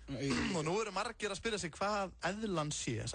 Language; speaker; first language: Icelandic; native; Icelandic